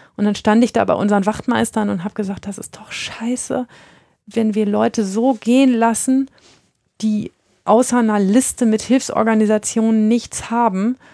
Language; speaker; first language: German; native; German